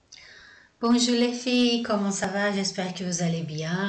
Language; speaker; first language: French; non-native, fluent; Portuguese